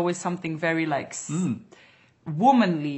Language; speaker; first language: English; non-native, fluent; Dutch